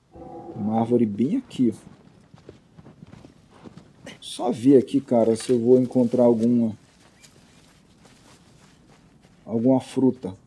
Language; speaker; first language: Portuguese; native; Portuguese